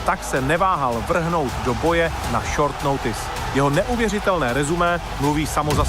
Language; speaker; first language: Czech; native; Czech